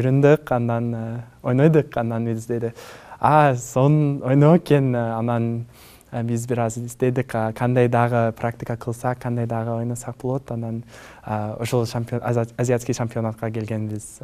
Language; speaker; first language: Kyrgyz; non-native, learner; English